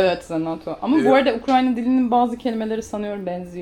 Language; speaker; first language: Turkish; non-native, fluent; Ukrainian